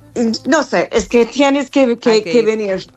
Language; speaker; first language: Spanish; non-native, fluent; English